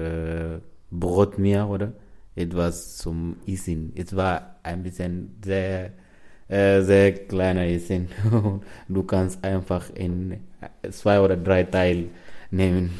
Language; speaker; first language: German; non-native, learner; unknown